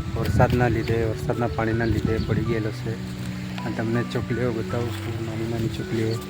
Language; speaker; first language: Gujarati; non-native, local second language; Bhili